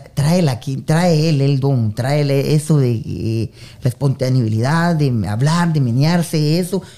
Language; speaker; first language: Spanish; native; Spanish